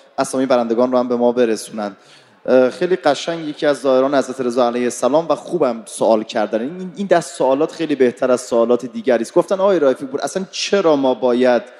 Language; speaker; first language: Persian; native; Persian